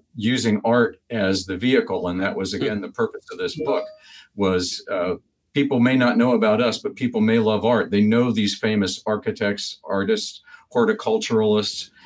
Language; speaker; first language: English; native; English